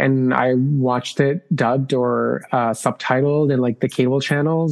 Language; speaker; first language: English; non-native, fluent; Spanish